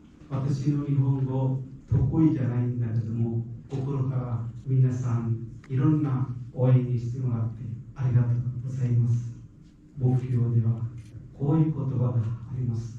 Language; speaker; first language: Japanese; non-native, learner; Sinhala